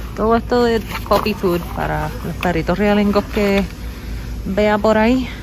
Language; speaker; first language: Spanish; native; Spanish